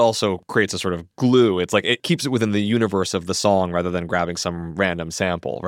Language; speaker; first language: English; native; English